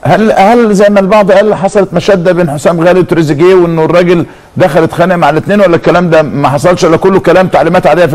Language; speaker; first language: Arabic; native; Arabic